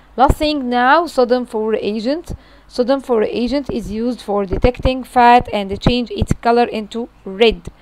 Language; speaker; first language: English; non-native, fluent; Arabic